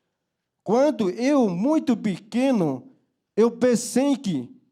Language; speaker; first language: Portuguese; non-native, local second language; Yanomámi